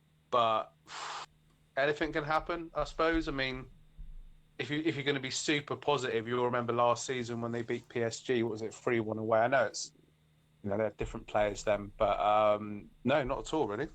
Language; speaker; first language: English; native; English